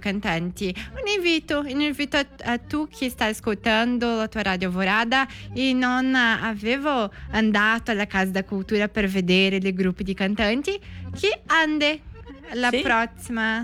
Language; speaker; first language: Italian; non-native, learner; Portuguese